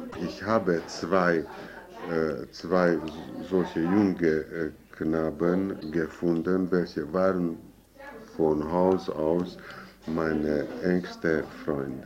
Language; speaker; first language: German; non-native, fluent; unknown